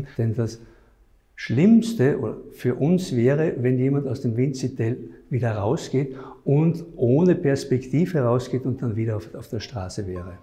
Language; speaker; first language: German; native; German